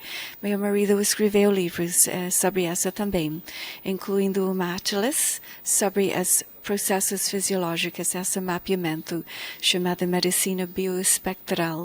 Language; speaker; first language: Portuguese; non-native, fluent; English